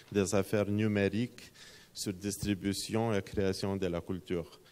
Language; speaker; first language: French; non-native, fluent; Lithuanian